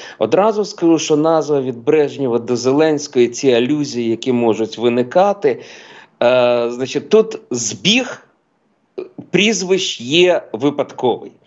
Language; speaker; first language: Ukrainian; non-native, local second language; Russian